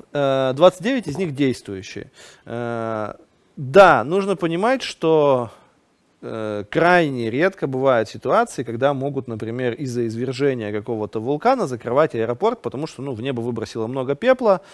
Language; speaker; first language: Russian; native; Russian